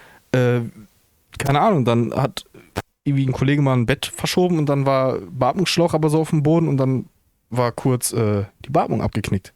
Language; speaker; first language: German; native; German